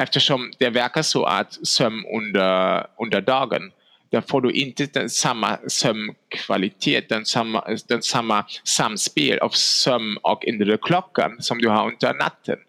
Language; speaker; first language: Swedish; non-native, fluent; German